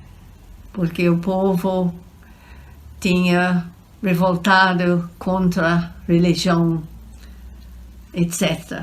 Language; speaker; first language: Portuguese; non-native, fluent; English